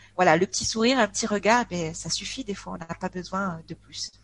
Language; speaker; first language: French; native; French